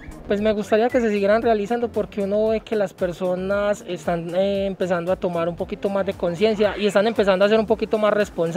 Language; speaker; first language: Spanish; native; Spanish